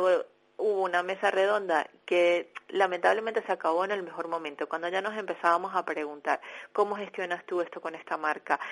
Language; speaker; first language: Spanish; native; Spanish